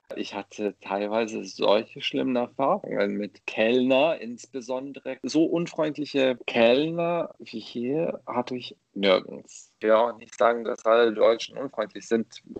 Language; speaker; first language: German; non-native, fluent; Bosnian